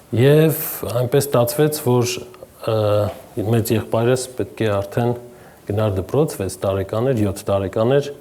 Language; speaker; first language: Armenian; native; Armenian